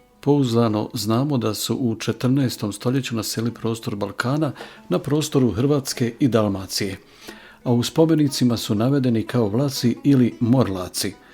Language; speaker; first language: Bosnian; native; Bosnian